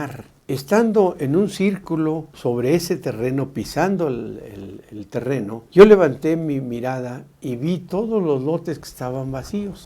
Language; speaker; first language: Spanish; native; Spanish